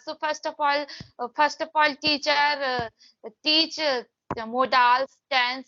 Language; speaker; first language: English; non-native, learner; Hindi